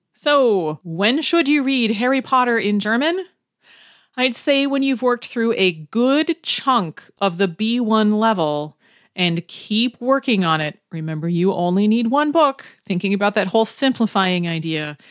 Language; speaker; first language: English; native; English